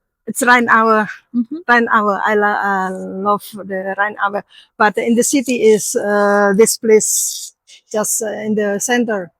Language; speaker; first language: English; non-native, learner; Indonesian